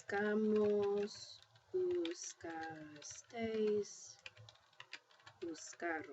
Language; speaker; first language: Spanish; non-native, fluent; English